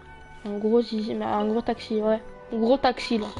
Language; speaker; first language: French; native; French